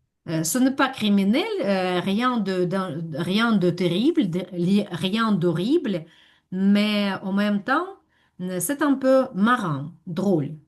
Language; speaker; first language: French; non-native, fluent; Ukrainian